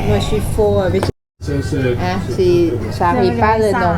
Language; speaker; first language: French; non-native, learner; Thai